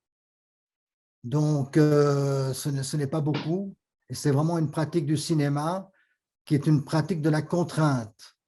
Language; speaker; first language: French; native; French